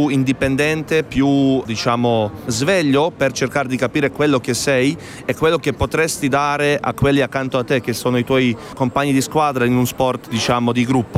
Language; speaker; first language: Italian; non-native, fluent; Bosnian